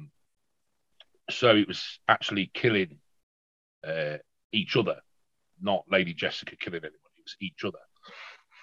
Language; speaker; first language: English; native; English